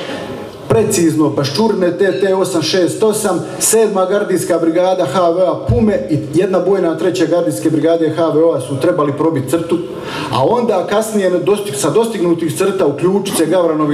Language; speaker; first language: Croatian; native; Croatian